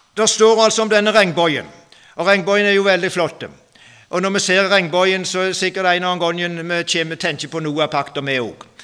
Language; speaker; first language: Norwegian; native; Norwegian